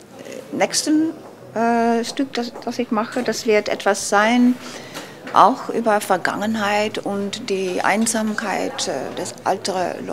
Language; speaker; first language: German; non-native, learner; Dutch